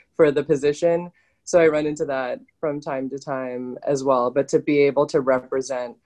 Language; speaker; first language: English; native; English